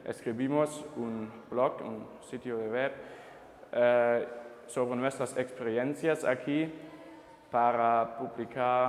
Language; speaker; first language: Spanish; non-native, fluent; German